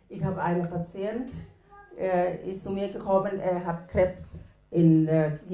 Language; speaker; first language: German; non-native, learner; Thai